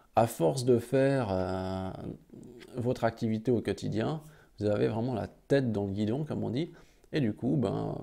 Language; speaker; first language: French; native; French